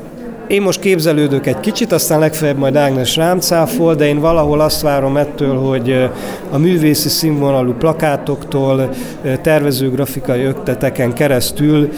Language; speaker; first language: Hungarian; native; Hungarian